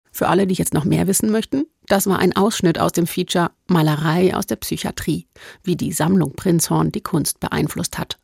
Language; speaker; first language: German; native; German